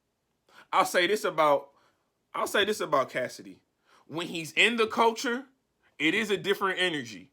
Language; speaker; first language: English; native; English